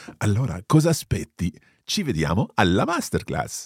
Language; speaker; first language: Italian; non-native, fluent; English